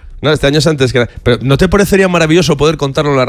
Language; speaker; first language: Spanish; native; Spanish